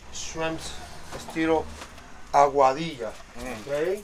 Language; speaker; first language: Spanish; native; Spanish